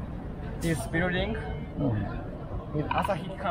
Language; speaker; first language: English; non-native, learner; Japanese